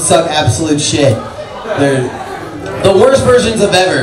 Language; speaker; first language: English; native; English